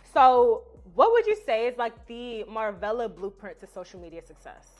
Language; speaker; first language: English; native; English